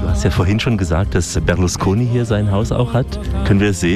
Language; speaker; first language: German; native; German